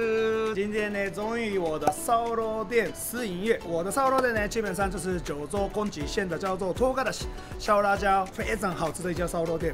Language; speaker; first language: Chinese; non-native, fluent; Japanese